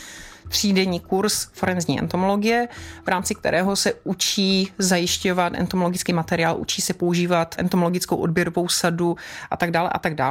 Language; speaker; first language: Czech; native; Czech